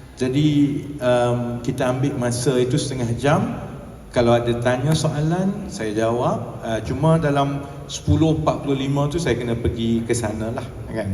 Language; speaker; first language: Malay; native; Malay